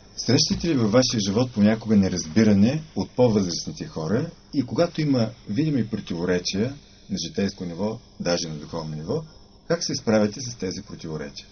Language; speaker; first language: Bulgarian; native; Bulgarian